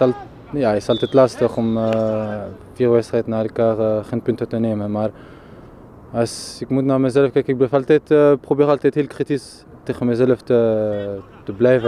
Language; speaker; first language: Dutch; non-native, fluent; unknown